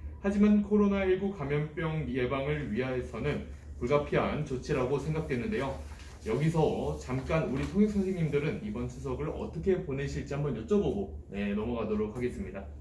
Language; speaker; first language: Korean; native; Korean